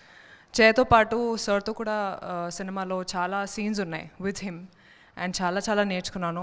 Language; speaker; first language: Telugu; non-native, learner; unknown